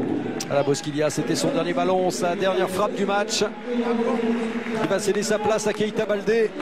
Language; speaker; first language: French; native; French